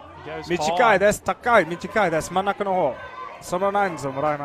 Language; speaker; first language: Japanese; non-native, learner; English